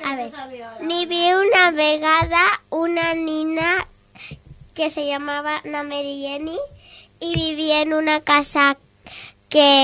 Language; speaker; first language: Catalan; non-native, local second language; Spanish